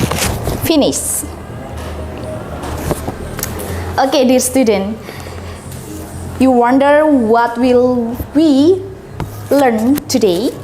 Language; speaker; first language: English; non-native, learner; Indonesian